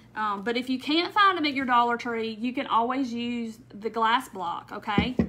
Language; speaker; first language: English; native; English